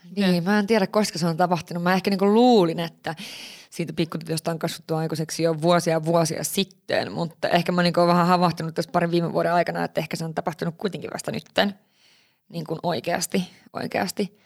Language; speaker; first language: Finnish; early bilingual, heritage; Finnish